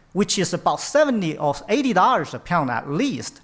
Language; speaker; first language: English; non-native, fluent; Chinese